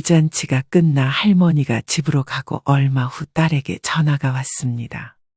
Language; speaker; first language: Korean; native; Korean